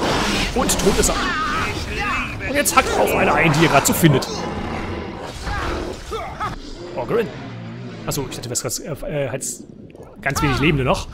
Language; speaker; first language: German; native; German